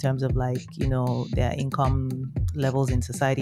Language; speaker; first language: English; non-native, local second language; Yoruba